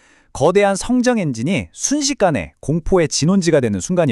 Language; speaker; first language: Korean; native; Korean